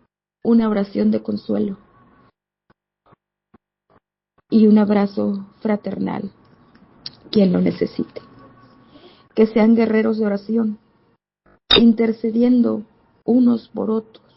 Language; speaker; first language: Spanish; native; Spanish